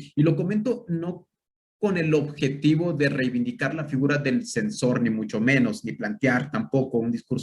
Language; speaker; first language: Spanish; native; Spanish